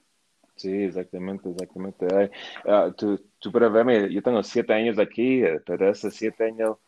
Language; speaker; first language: Spanish; non-native, learner; English